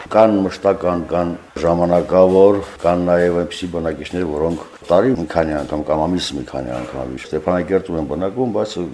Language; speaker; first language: Armenian; native; Armenian